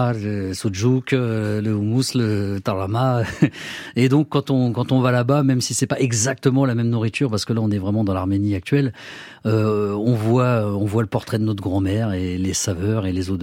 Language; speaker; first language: French; native; French